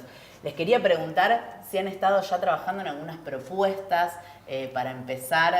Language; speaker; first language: Spanish; native; Spanish